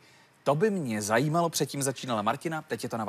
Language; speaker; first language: Czech; native; Czech